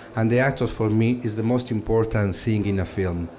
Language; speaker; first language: English; non-native, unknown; Catalan